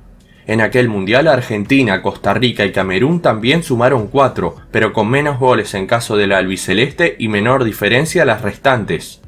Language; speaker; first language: Spanish; native; Spanish